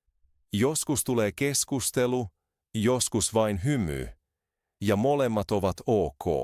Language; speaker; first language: Finnish; non-native, fluent; Spanish